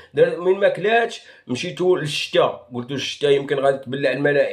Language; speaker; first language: Arabic; native; Arabic